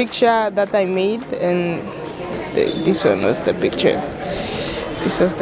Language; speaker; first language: English; non-native, local second language; Swahili